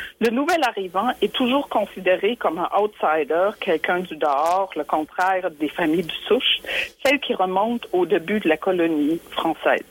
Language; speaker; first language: French; non-native, fluent; German